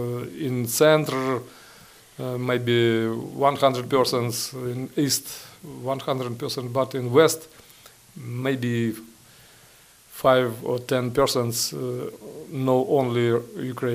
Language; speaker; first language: English; non-native, learner; Ukrainian